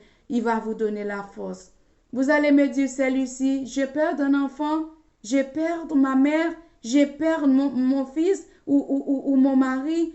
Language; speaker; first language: French; non-native, local second language; Haitian Creole